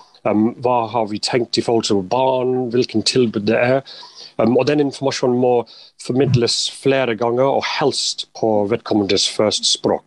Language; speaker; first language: Norwegian; non-native, fluent; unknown